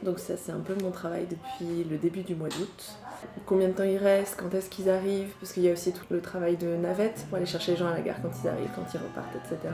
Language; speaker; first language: French; native; French